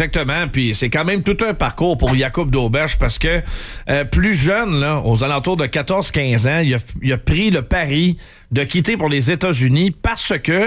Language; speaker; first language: French; native; French